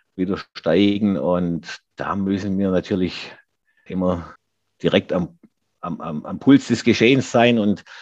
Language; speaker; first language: German; native; German